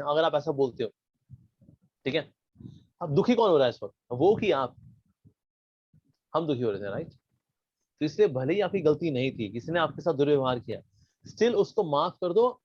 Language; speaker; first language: Hindi; native; Hindi